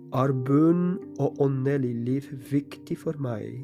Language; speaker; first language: Norwegian; non-native, fluent; Polish